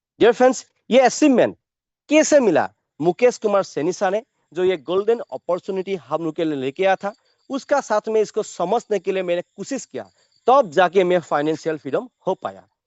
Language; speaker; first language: Hindi; non-native, local second language; Assamese